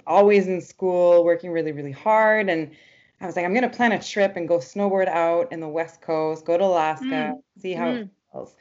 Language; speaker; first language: English; non-native, fluent; French